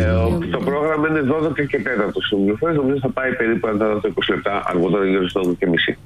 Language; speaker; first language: Greek; native; Greek